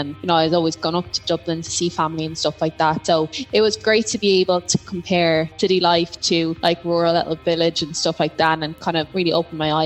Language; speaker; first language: English; native; English